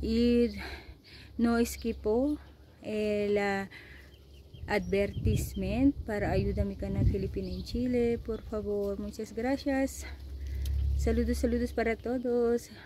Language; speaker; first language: Spanish; non-native, learner; Filipino